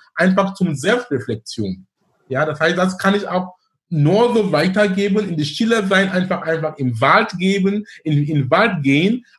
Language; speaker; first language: German; non-native, fluent; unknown